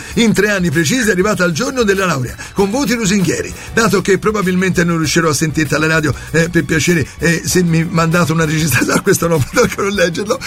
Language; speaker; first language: Italian; native; Italian